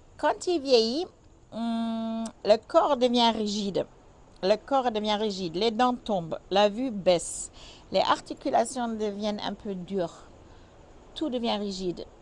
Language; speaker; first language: French; non-native, fluent; German